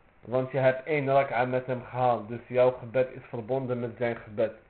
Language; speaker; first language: Dutch; early bilingual, other home language; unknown